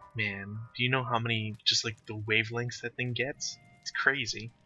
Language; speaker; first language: English; native; English